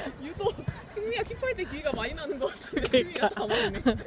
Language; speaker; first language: Korean; native; Korean